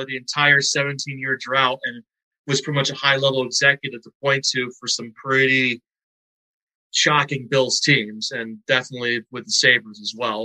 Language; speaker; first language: English; native; English